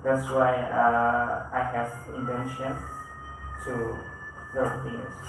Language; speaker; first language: English; non-native, learner; Indonesian